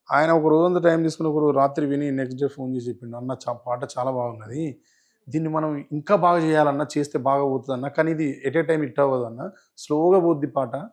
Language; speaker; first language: Telugu; native; Telugu